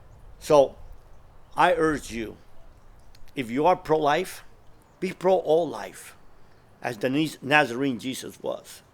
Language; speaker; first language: English; early bilingual, other home language; Spanish